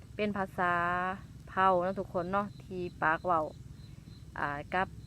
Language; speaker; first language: Lao; non-native, local second language; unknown